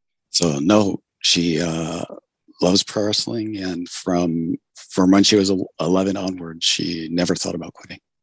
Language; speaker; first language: English; native; English